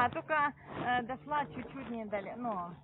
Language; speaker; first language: Russian; non-native, local second language; Ukrainian